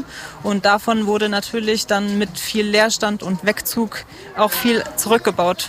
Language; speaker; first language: German; native; German